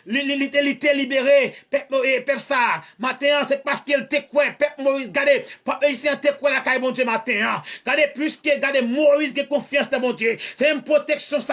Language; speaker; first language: French; non-native, learner; Haitian Creole